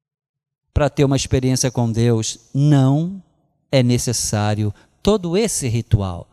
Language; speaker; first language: Portuguese; native; Portuguese